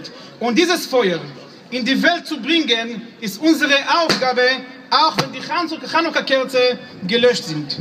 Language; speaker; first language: German; non-native, fluent; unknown